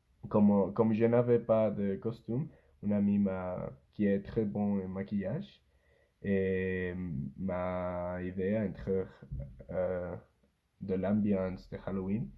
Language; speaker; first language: French; non-native, learner; Spanish